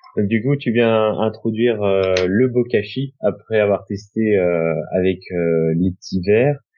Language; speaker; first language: French; native; French